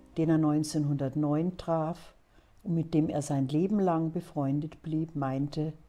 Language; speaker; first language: German; native; German